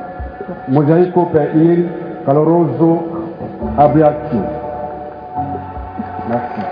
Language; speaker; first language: Italian; non-native, learner; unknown